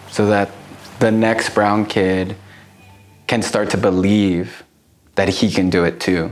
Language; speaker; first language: English; native; English